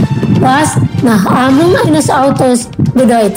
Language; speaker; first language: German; non-native, learner; Indonesian